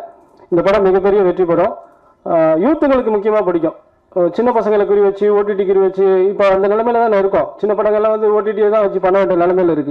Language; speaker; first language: Tamil; native; Tamil